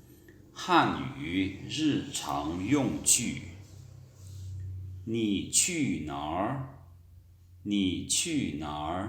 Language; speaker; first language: Chinese; non-native, fluent; Lao